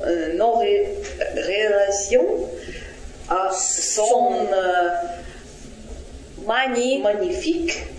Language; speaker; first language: French; non-native, learner; Russian